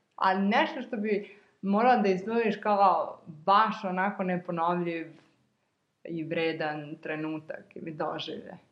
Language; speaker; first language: Serbian; native; Serbian